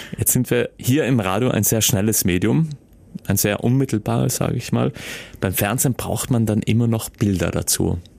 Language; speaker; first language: German; native; German